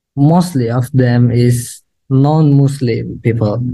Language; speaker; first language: English; non-native, learner; Indonesian